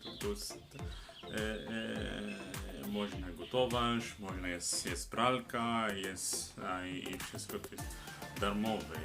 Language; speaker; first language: Polish; non-native, learner; Arabic